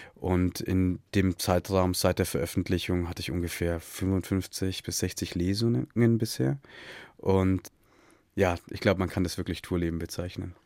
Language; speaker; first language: German; early bilingual, other home language; Tamil